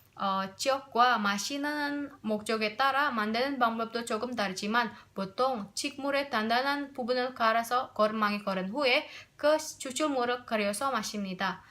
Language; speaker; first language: Korean; non-native, learner; Indonesian